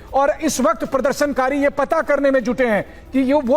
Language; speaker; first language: Hindi; native; Hindi